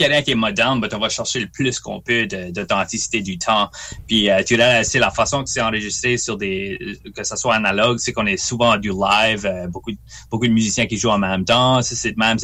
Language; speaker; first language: French; native; French